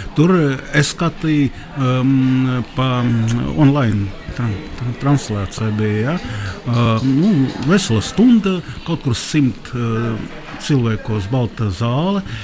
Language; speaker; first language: Latvian; non-native, local second language; Russian